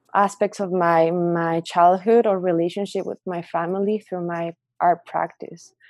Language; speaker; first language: English; non-native, fluent; Spanish